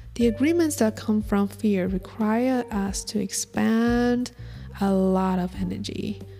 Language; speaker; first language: English; non-native, fluent; Chinese